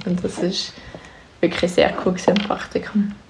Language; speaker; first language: German; native; German